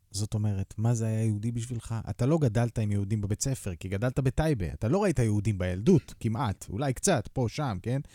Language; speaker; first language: Hebrew; native; Hebrew